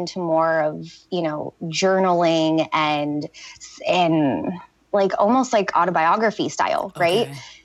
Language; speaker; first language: English; native; English